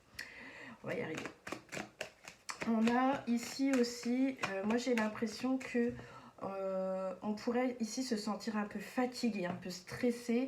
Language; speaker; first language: French; native; French